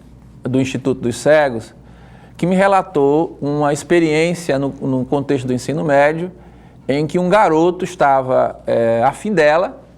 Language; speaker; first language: Portuguese; native; Portuguese